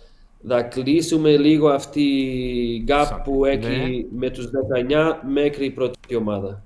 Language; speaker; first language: Greek; non-native, learner; Portuguese